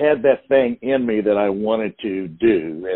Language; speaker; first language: English; native; English